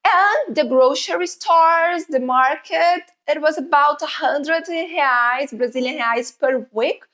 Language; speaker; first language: English; non-native, fluent; Portuguese